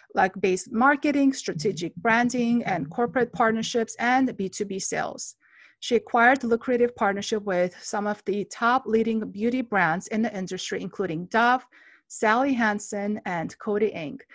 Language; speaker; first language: English; non-native, fluent; Armenian